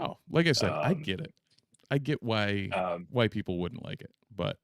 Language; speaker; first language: English; native; English